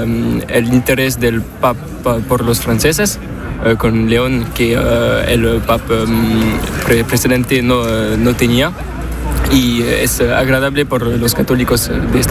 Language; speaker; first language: Spanish; non-native, learner; French